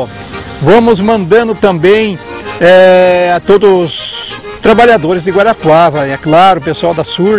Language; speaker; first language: Portuguese; native; Portuguese